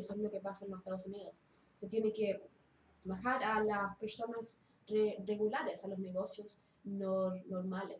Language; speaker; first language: Spanish; early bilingual, heritage; Spanish